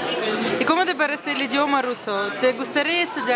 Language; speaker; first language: Spanish; non-native, fluent; Russian